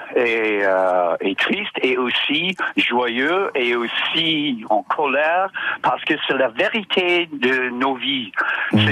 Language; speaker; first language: French; non-native, learner; English